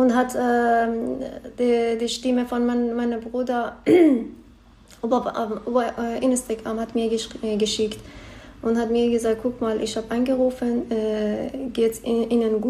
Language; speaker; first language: German; non-native, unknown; Persian